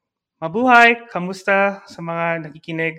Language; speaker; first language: English; non-native, local second language; Filipino